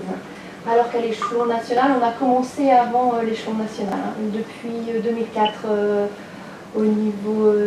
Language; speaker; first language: French; native; French